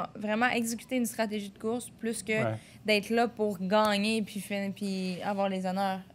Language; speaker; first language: French; native; French